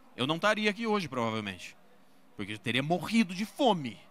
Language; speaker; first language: Portuguese; native; Portuguese